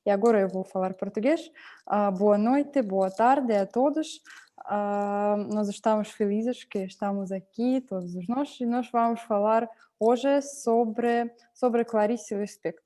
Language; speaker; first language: Portuguese; non-native, fluent; Russian